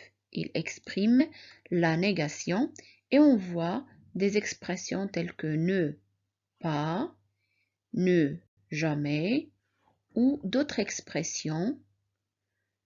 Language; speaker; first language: French; non-native, local second language; Arabic